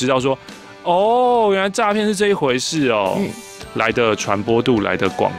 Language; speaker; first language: Chinese; native; Chinese